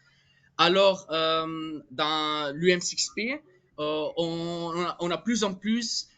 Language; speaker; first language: French; non-native, fluent; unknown